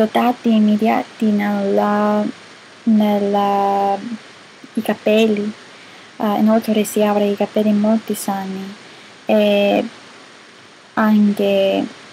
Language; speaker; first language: Italian; non-native, learner; English